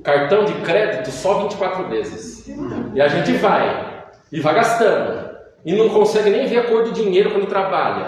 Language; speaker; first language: Portuguese; native; Portuguese